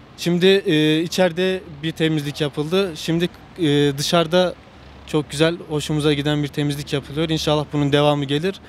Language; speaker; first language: Turkish; native; Turkish